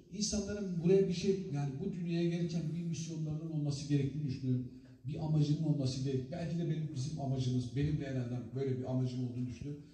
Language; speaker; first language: Turkish; native; Turkish